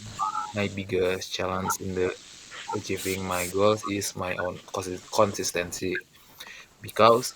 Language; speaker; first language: English; non-native, learner; Indonesian